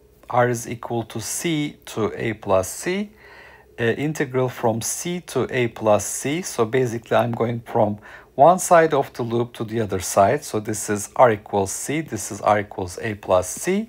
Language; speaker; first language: English; non-native, fluent; Turkish